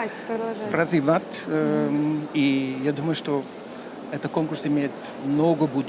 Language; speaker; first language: Russian; non-native, learner; German